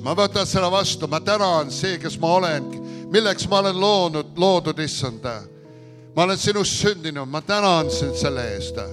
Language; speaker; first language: Estonian; early bilingual, heritage; Estonian